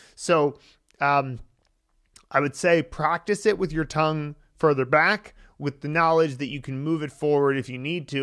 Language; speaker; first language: English; native; English